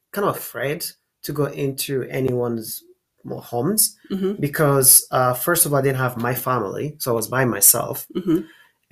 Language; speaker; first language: English; non-native, local second language; Kinyarwanda